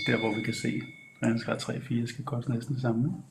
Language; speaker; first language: Danish; native; Danish